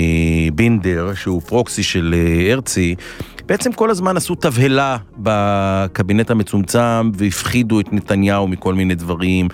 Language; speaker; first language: Hebrew; native; Hebrew